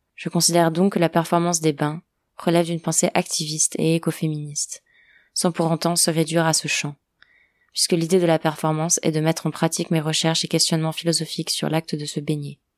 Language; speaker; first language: French; non-native, fluent; Portuguese